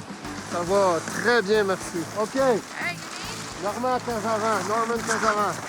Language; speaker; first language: French; native; French